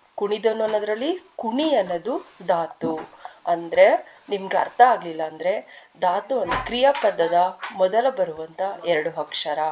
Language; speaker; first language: Kannada; native; Kannada